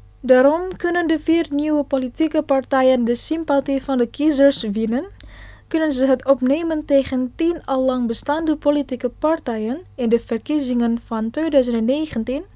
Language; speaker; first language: Dutch; non-native, fluent; Indonesian